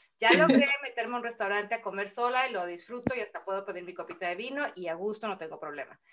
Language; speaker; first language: Spanish; native; Spanish